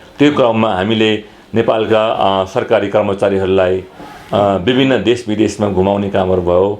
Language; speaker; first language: Nepali; non-native, local second language; Eastern Tamang